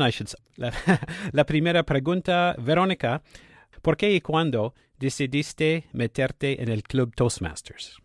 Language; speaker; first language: Spanish; non-native, learner; English